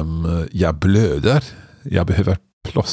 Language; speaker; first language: Swedish; non-native, learner; English